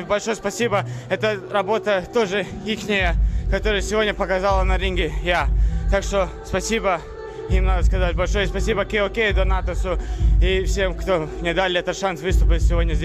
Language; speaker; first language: Russian; non-native, local second language; Latvian